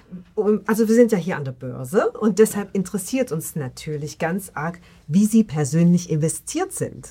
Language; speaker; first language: German; native; German